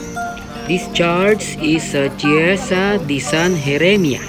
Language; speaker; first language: English; non-native, local second language; Filipino